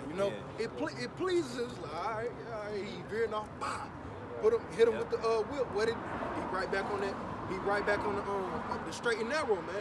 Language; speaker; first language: English; native; English